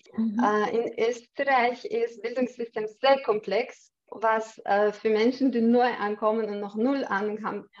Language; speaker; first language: German; non-native, fluent; Russian